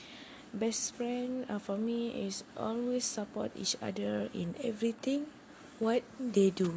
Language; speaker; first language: English; non-native, learner; Malay